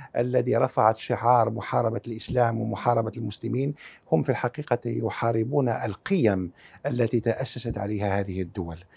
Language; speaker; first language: Arabic; early bilingual, heritage; Arabic